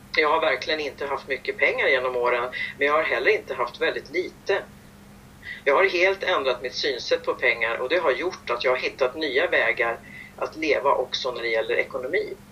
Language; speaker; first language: Swedish; native; Swedish